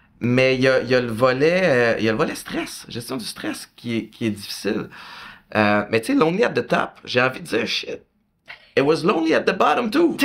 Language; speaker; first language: French; native; French